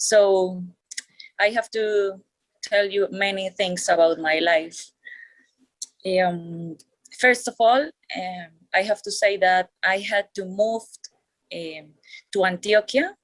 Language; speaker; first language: English; non-native, learner; Spanish